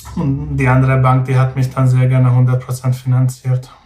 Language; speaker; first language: German; non-native, fluent; Hungarian